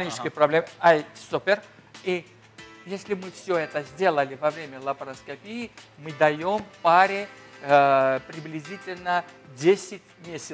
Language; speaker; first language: Russian; non-native, fluent; Georgian